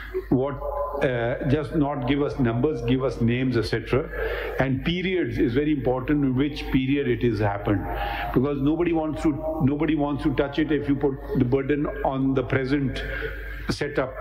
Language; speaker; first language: English; non-native, local second language; Urdu